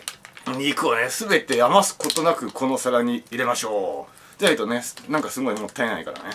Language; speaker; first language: Japanese; native; Japanese